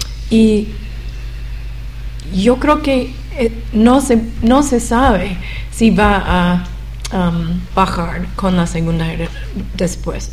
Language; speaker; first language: Spanish; non-native, fluent; English